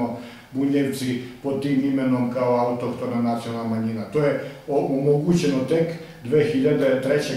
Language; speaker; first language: Serbian; native; Serbian